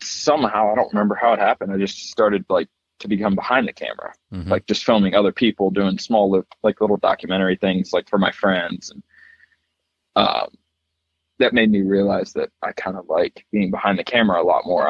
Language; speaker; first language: English; native; English